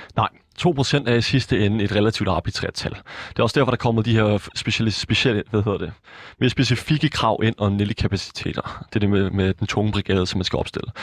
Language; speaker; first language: Danish; native; Danish